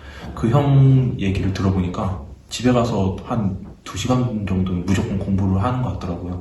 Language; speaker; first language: Korean; native; Korean